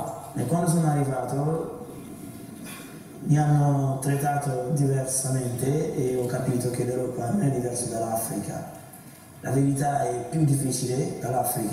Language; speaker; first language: Italian; non-native, fluent; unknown